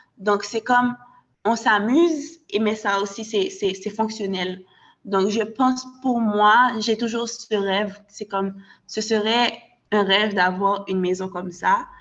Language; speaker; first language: French; non-native, local second language; Haitian Creole